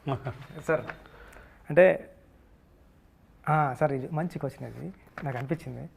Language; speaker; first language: Telugu; native; Telugu